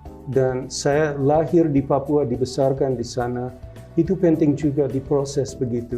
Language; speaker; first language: Indonesian; non-native, local second language; English